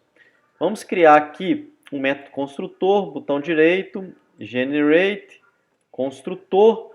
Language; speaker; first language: Portuguese; native; Portuguese